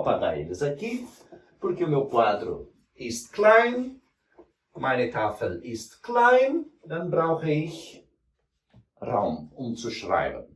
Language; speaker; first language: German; non-native, fluent; Portuguese